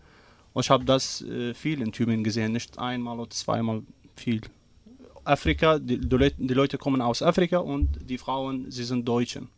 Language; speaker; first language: German; non-native, learner; Arabic